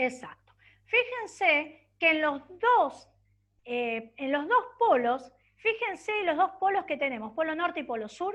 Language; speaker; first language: Spanish; native; Spanish